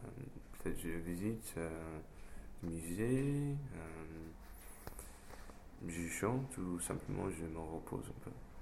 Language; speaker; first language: French; non-native, fluent; English